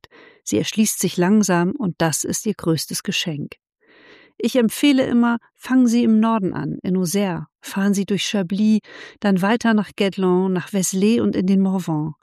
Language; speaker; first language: German; native; German